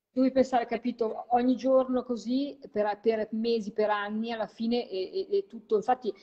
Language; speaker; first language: Italian; native; Italian